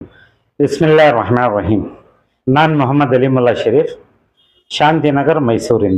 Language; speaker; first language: Kannada; native; Kannada